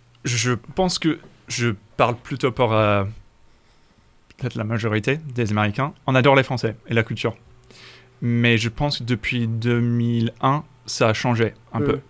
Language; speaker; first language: French; non-native, fluent; English